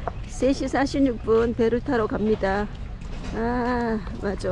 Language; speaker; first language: Korean; native; Korean